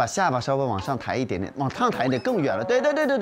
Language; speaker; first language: Chinese; native; Chinese